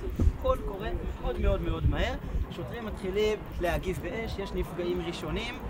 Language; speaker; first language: Hebrew; native; Hebrew